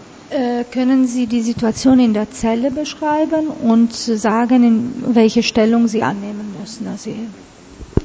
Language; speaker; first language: German; non-native, fluent; Italian